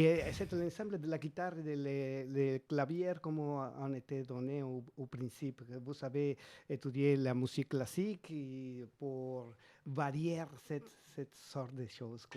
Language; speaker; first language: French; non-native, learner; Spanish